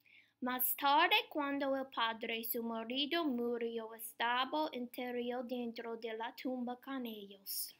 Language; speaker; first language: Spanish; non-native, learner; English